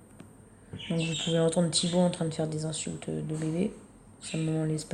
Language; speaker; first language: French; native; French